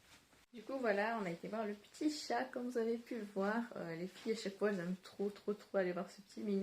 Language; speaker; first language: French; native; French